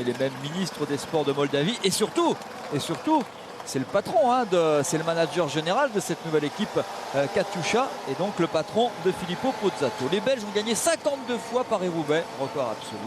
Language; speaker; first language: French; native; French